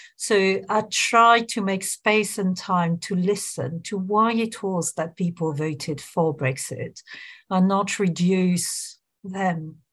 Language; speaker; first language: English; non-native, fluent; French